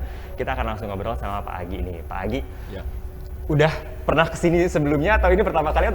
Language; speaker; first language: Indonesian; native; Indonesian